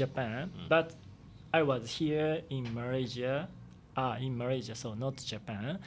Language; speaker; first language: English; non-native, learner; Japanese